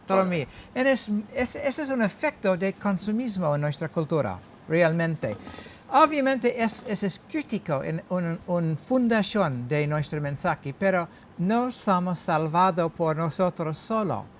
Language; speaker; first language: Spanish; non-native, learner; English